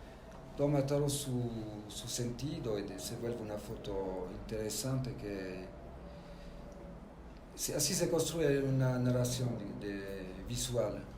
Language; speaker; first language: Spanish; non-native, fluent; French